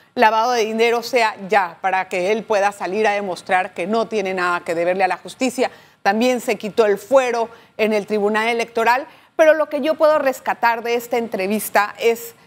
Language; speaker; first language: Spanish; native; Spanish